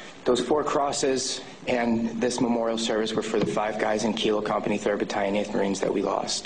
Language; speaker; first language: English; native; English